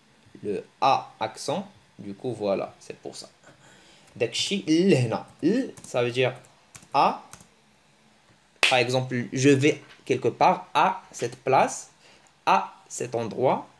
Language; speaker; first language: French; early bilingual, other home language; Arabic